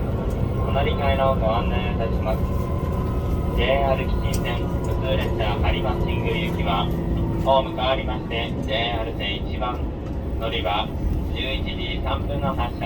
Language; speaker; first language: Japanese; native; Japanese